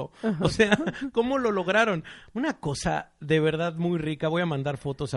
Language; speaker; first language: Spanish; native; Spanish